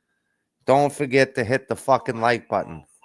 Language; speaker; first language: English; native; English